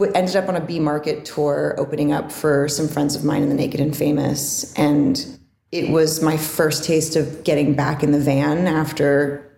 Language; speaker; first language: English; native; English